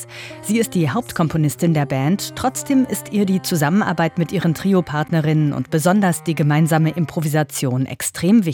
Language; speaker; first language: German; native; German